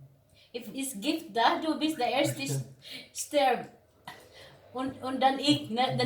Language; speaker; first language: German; non-native, learner; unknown